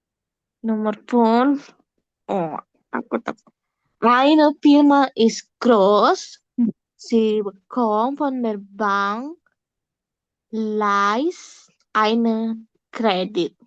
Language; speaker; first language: German; non-native, learner; Indonesian